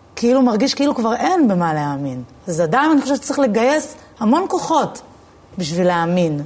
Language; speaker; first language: Hebrew; native; Hebrew